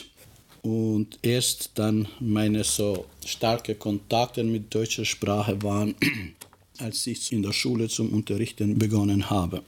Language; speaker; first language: German; non-native, fluent; Albanian